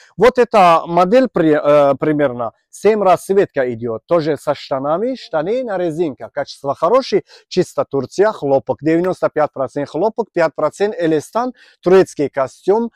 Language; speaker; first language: Russian; non-native, learner; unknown